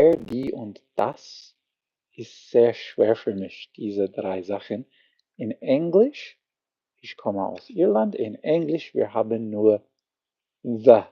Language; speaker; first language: German; non-native, learner; English